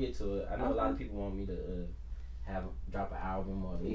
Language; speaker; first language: English; native; English